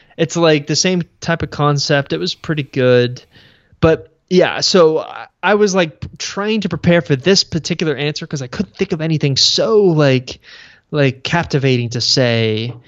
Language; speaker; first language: English; native; English